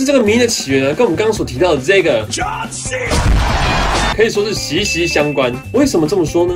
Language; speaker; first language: Chinese; native; Chinese